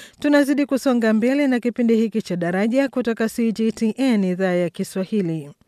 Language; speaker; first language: Swahili; native; Swahili